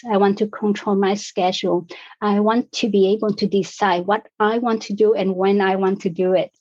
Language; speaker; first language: English; non-native, fluent; Vietnamese